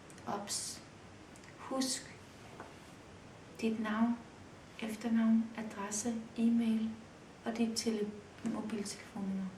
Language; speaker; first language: Danish; early bilingual, other home language; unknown